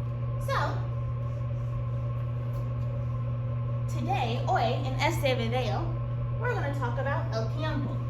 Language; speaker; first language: Spanish; non-native, fluent; English